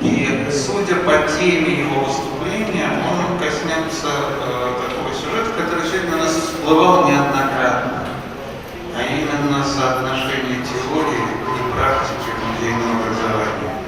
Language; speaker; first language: Russian; native; Russian